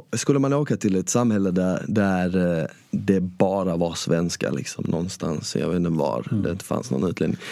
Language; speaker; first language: Swedish; early bilingual, other home language; Bosnian